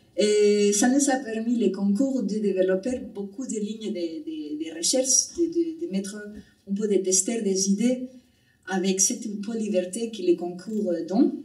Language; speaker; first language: French; non-native, fluent; Spanish